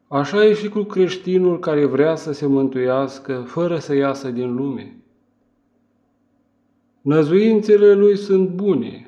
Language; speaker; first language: Romanian; native; Romanian